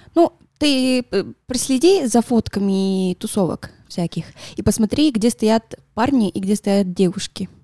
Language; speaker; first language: Russian; non-native, fluent; Spanish